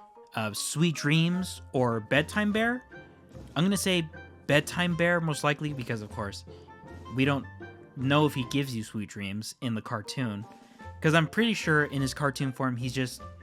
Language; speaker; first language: English; native; English